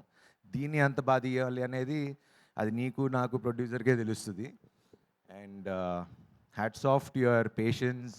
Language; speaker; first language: Telugu; native; Telugu